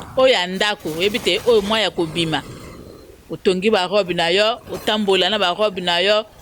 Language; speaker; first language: Lingala; native; Lingala